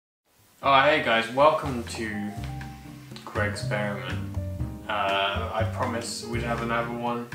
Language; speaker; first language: English; native; English